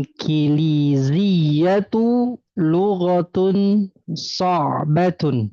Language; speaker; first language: Arabic; non-native, fluent; Indonesian